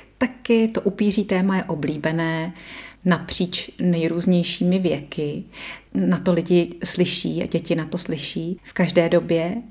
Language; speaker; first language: Czech; native; Czech